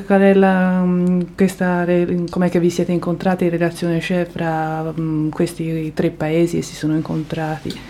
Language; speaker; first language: Italian; native; Italian